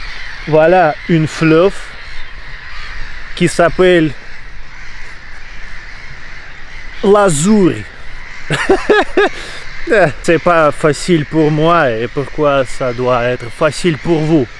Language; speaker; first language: French; non-native, learner; Russian